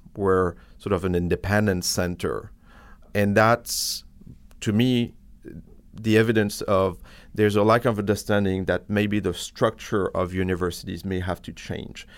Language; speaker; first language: English; non-native, fluent; French